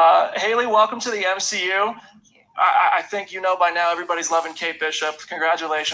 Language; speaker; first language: English; native; English